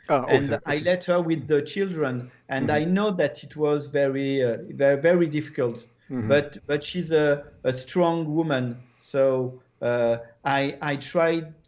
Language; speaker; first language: English; non-native, learner; French